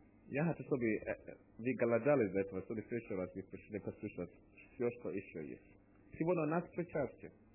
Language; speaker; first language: Russian; non-native, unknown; English